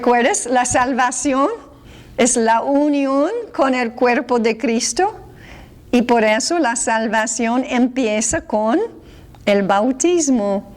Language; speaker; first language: Spanish; non-native, fluent; English